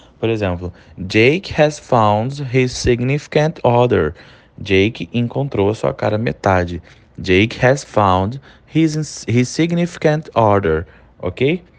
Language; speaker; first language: English; non-native, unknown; Portuguese